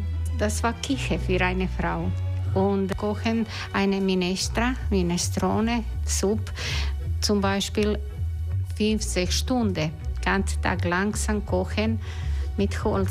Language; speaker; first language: German; non-native, learner; Croatian